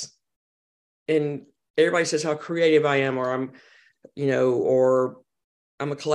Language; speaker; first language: English; native; English